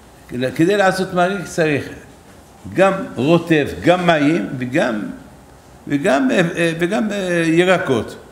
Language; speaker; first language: Hebrew; non-native, fluent; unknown